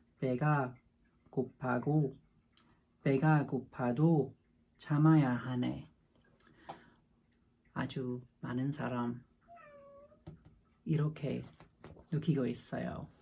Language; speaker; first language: Korean; non-native, learner; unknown